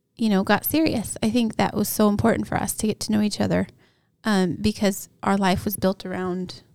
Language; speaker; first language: English; native; English